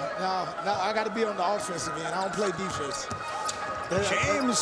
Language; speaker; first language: English; native; English